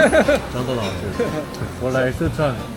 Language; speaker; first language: Chinese; non-native, learner; Korean